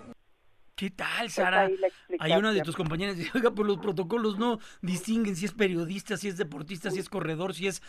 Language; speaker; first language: Spanish; native; Spanish